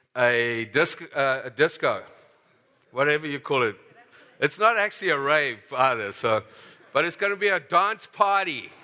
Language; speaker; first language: English; native; English